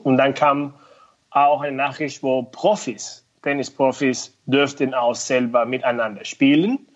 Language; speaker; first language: German; non-native, fluent; Spanish